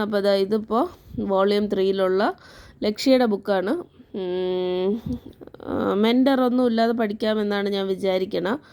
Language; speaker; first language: Malayalam; native; Malayalam